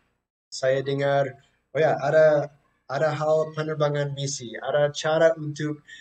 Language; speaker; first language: Indonesian; non-native, fluent; English